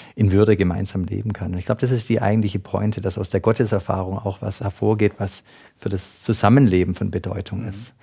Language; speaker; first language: German; native; German